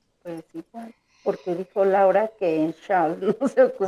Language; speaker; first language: Spanish; native; Spanish